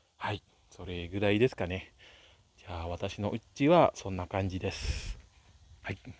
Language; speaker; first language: Japanese; non-native, fluent; Balinese